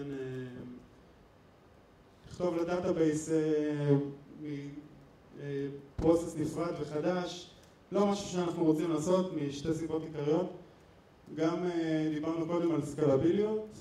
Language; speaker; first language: Hebrew; native; Hebrew